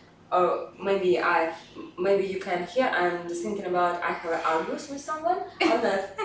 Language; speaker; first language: English; non-native, fluent; Russian